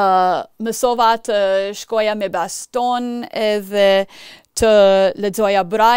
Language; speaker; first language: Albanian; non-native, fluent; English